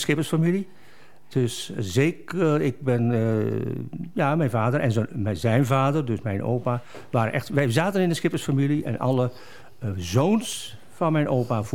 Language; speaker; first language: Dutch; native; Dutch